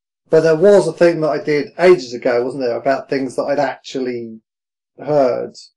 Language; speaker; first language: English; native; English